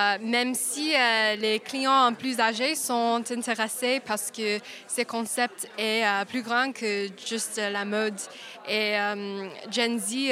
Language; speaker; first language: French; non-native, fluent; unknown